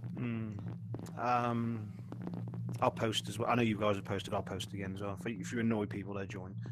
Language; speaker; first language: English; non-native, fluent; Polish